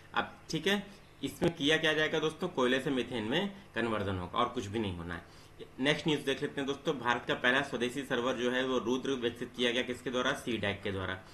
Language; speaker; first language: Hindi; native; Hindi